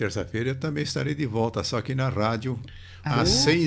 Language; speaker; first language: Portuguese; native; Portuguese